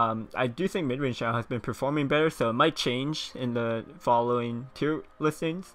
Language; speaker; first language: English; native; English